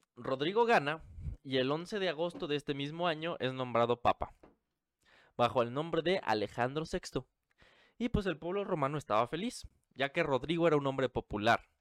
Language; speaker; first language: Spanish; native; Spanish